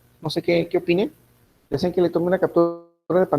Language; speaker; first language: Spanish; native; Spanish